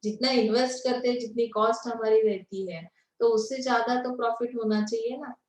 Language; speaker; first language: Hindi; non-native, local second language; Marathi